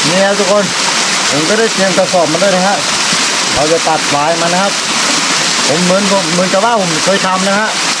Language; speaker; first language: Thai; non-native, local second language; Karen languages